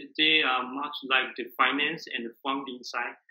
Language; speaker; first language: English; non-native, learner; Chinese